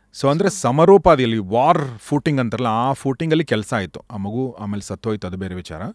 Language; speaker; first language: Kannada; native; Kannada